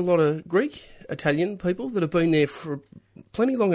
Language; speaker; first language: English; native; English